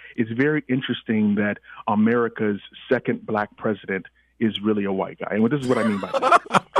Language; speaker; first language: English; early bilingual, other home language; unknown